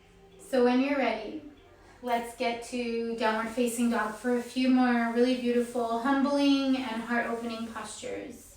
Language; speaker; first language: English; native; English